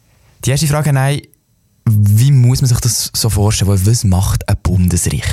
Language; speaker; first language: German; native; German